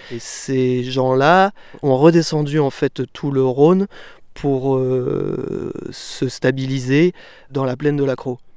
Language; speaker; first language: French; native; French